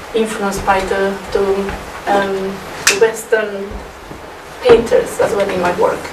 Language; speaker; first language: English; non-native, fluent; Turkish